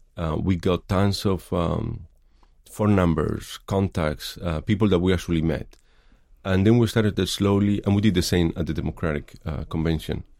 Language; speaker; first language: English; non-native, fluent; Spanish